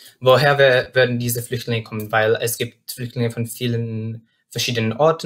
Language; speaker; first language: German; non-native, fluent; Czech